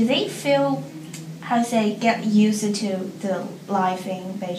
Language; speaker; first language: English; non-native, fluent; Chinese